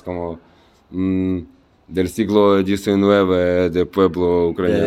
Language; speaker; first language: Spanish; non-native, fluent; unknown